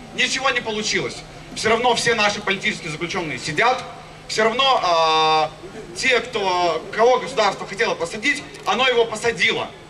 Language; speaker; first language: Russian; native; Russian